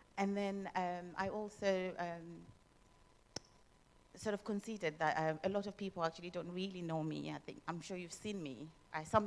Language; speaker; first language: English; non-native, local second language; Shona